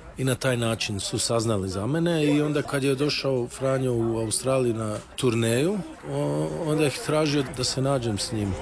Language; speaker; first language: Croatian; early bilingual, heritage; Croatian